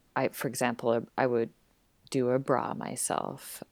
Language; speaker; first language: English; native; English